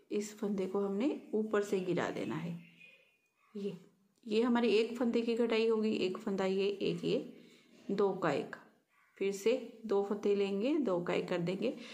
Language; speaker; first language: Hindi; native; Hindi